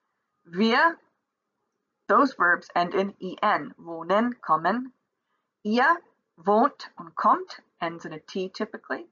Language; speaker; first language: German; non-native, fluent; English